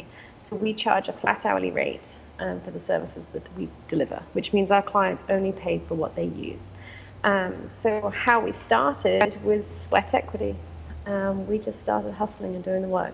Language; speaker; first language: English; native; English